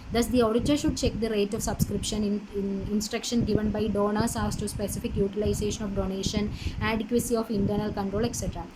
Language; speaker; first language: English; non-native, local second language; Malayalam